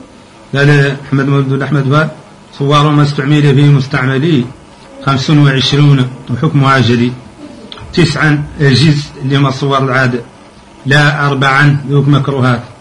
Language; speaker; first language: Arabic; native; Arabic